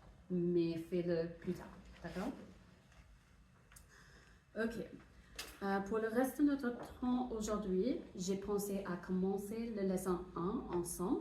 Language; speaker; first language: French; non-native, fluent; English